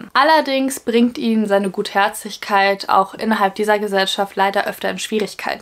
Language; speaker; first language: German; native; German